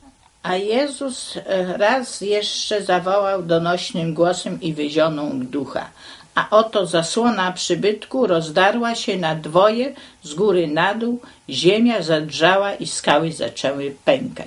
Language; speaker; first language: Polish; native; Polish